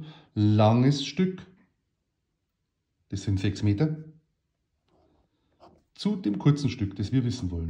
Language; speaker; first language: German; native; German